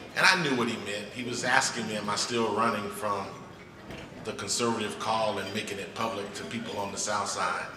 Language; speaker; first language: English; native; English